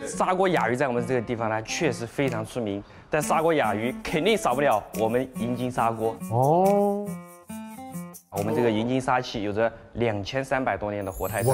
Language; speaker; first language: Chinese; native; Chinese